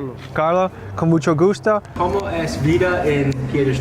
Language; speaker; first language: Spanish; non-native, learner; English